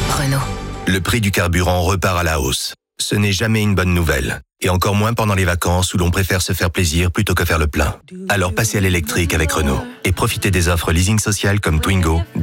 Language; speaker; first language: French; native; French